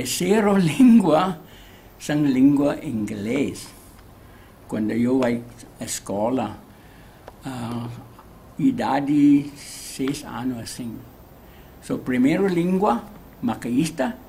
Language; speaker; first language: Portuguese; non-native, learner; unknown